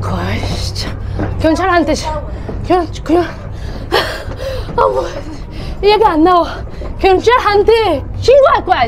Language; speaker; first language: Korean; non-native, fluent; Arabic